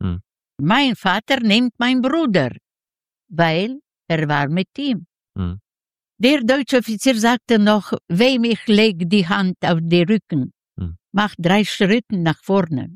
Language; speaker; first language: German; non-native, learner; Yiddish